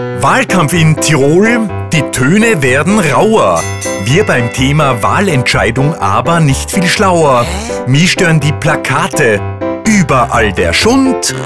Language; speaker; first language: German; native; German